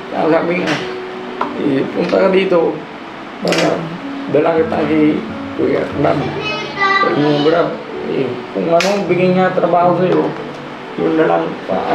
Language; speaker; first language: Filipino; non-native, learner; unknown